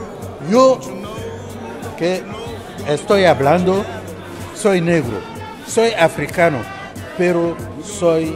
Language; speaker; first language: Spanish; non-native, fluent; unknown